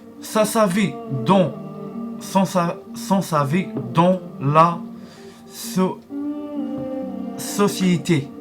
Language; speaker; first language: French; non-native, learner; Arabic